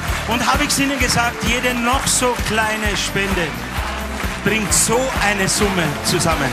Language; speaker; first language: German; native; German